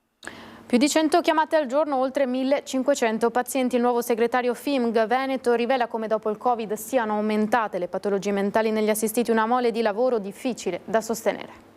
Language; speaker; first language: Italian; native; Italian